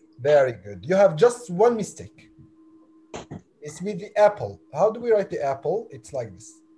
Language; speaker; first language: English; non-native, fluent; Arabic